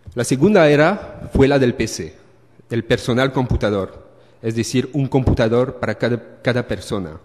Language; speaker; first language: Spanish; non-native, learner; French